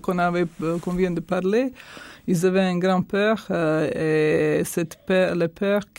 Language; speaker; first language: French; non-native, fluent; Croatian